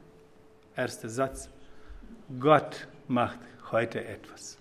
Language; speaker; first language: German; non-native, fluent; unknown